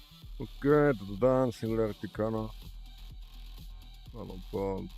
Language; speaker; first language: English; non-native, learner; Slovak